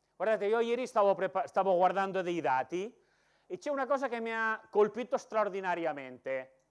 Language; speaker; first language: Italian; non-native, fluent; Catalan